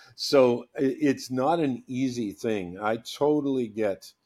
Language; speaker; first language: English; native; English